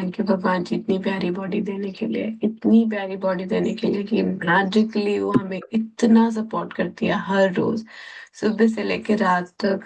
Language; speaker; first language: Hindi; native; Hindi